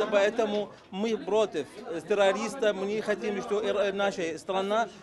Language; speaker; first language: Russian; non-native, fluent; Arabic